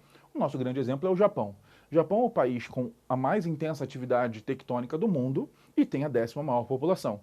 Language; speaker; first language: Portuguese; native; Portuguese